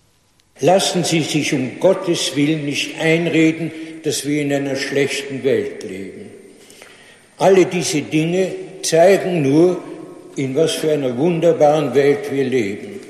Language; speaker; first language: German; non-native, fluent; English